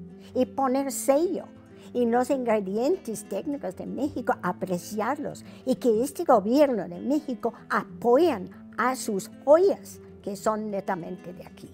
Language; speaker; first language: Spanish; non-native, fluent; English